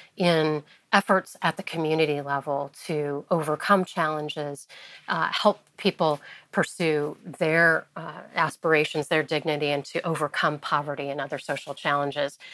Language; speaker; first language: English; native; English